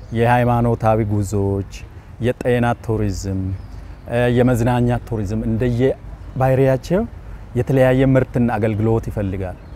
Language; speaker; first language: Amharic; non-native, local second language; Sidamo